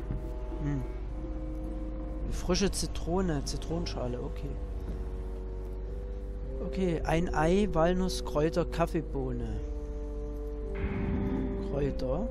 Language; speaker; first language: German; native; German